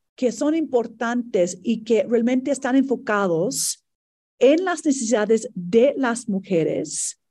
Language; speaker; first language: Spanish; non-native, fluent; English